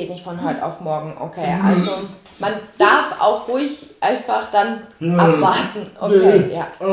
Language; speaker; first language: German; native; German